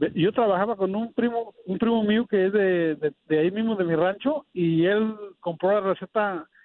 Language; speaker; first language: Spanish; native; Spanish